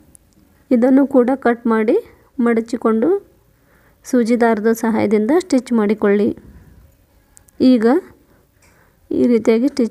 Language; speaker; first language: Kannada; native; Kannada